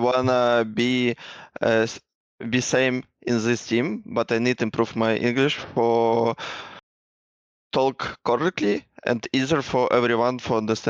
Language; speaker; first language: English; non-native, learner; Russian